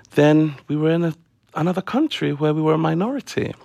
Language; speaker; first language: English; non-native, local second language; Akan